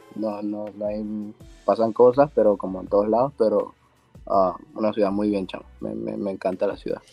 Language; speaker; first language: Spanish; native; Spanish